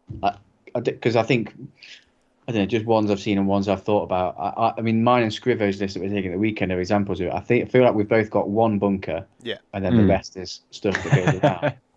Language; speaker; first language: English; native; English